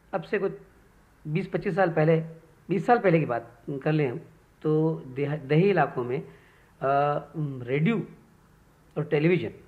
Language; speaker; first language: Urdu; non-native, local second language; Sindhi